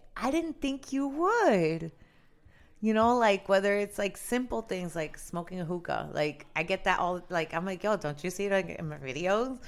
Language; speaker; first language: English; native; English